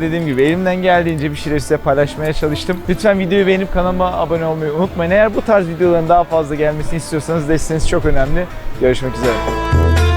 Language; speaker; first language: Turkish; native; Turkish